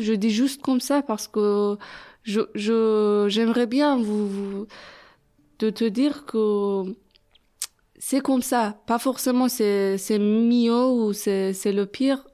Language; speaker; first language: French; non-native, fluent; Persian